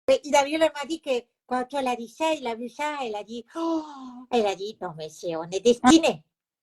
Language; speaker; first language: French; non-native, fluent; Spanish